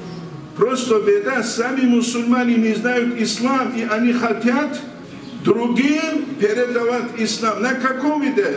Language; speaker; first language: Russian; non-native, local second language; Avaric